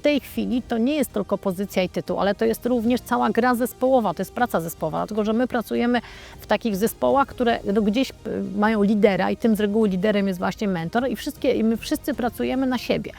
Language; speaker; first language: Polish; native; Polish